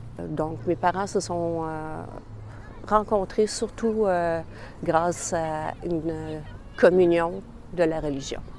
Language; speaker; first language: French; native; French